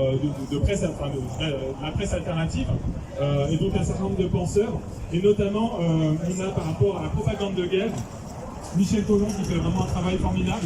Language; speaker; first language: French; native; French